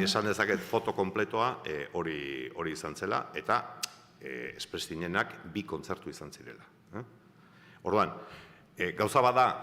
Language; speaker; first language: Basque; native; Basque